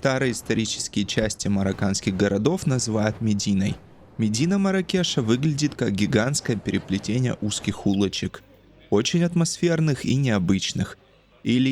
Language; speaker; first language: Russian; native; Russian